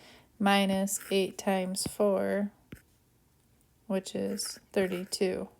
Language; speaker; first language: English; native; English